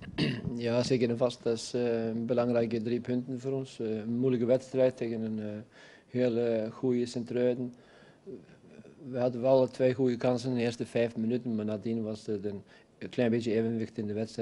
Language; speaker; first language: Dutch; non-native, fluent; Icelandic